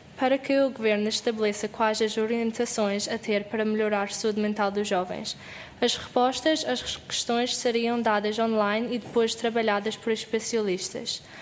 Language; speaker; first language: Portuguese; non-native, learner; English